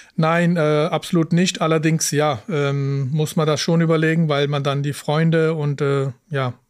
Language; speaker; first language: German; early bilingual, other home language; Punjabi